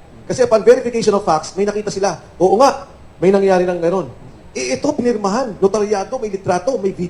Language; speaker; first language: Filipino; native; Filipino